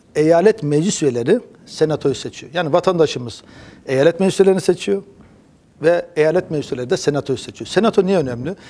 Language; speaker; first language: Turkish; early bilingual, heritage; Turkish